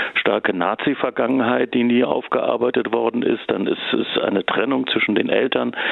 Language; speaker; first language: German; native; German